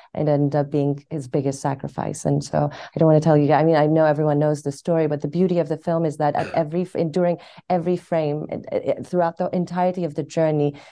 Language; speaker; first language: English; non-native, fluent; Persian